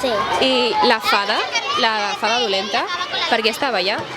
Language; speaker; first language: Catalan; native; Catalan